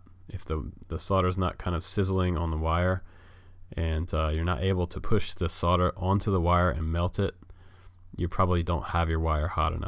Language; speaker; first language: English; native; English